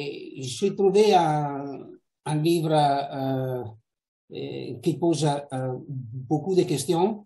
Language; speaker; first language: French; non-native, fluent; Italian